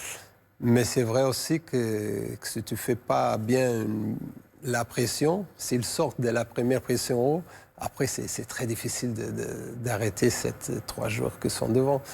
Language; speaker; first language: French; non-native, fluent; Portuguese